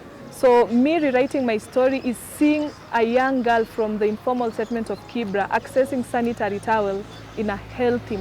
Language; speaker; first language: English; non-native, local second language; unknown